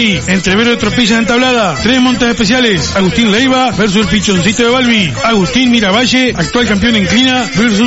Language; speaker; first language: Spanish; native; Spanish